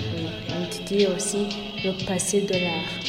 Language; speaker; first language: French; non-native, local second language; Rundi